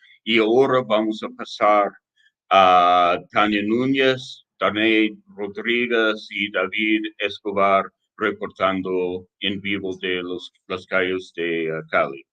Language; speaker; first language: Spanish; non-native, learner; English